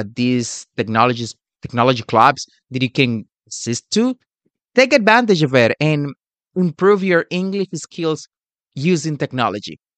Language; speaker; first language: English; non-native, fluent; Spanish